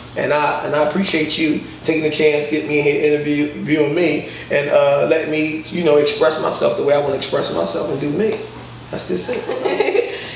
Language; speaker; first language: English; native; English